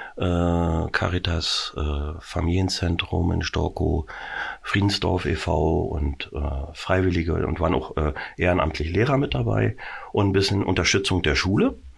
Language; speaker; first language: German; native; German